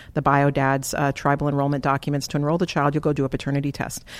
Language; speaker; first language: English; native; English